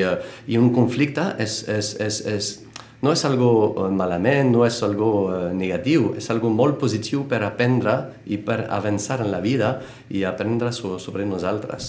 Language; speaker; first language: Catalan; non-native, fluent; French